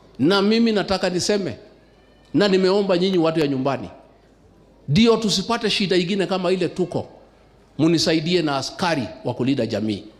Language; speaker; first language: Swahili; non-native, local second language; Kikuyu